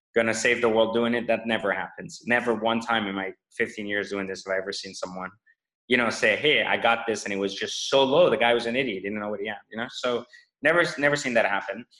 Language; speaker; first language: English; non-native, fluent; French